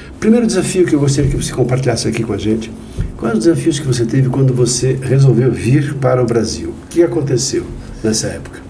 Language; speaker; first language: Portuguese; native; Portuguese